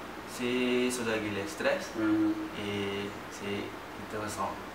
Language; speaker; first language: French; non-native, learner; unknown